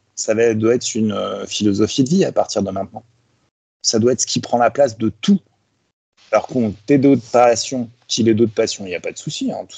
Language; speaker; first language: French; native; French